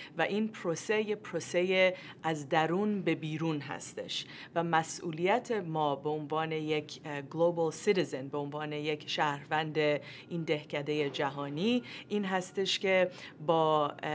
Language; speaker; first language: Persian; native; Persian